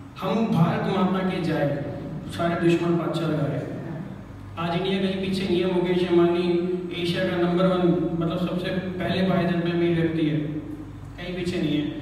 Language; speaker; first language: Hindi; native; Hindi